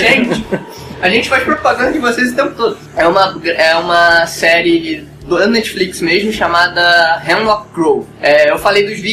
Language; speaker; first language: Portuguese; native; Portuguese